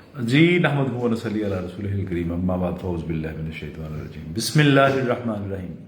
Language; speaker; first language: Urdu; non-native, local second language; Punjabi